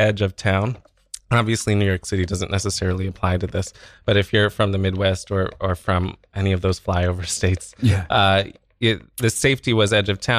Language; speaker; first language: English; native; English